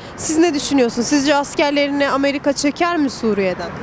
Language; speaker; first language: Turkish; native; Turkish